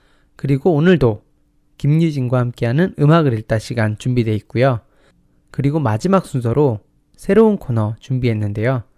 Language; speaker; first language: Korean; native; Korean